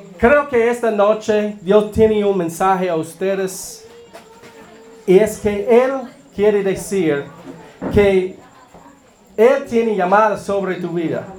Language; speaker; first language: Spanish; non-native, learner; English